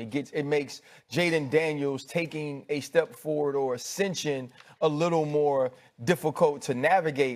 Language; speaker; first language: English; native; English